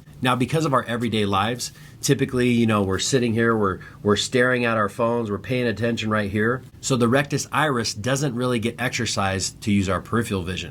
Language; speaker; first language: English; native; English